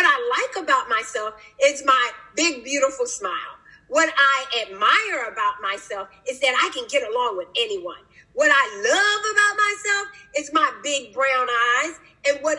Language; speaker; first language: English; native; English